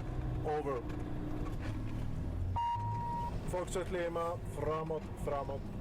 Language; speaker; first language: Swedish; native; Swedish